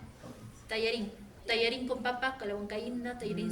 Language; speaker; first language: Spanish; native; Spanish